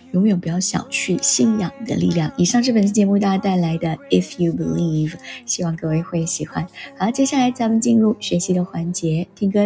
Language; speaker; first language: Chinese; native; Chinese